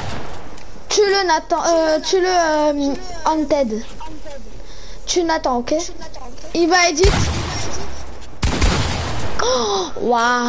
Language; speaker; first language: French; native; French